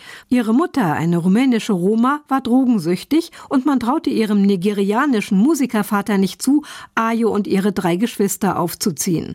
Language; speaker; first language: German; native; German